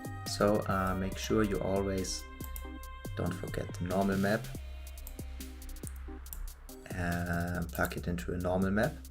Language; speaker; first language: English; non-native, fluent; German